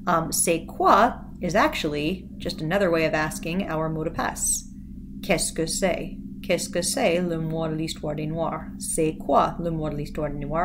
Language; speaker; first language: French; non-native, fluent; English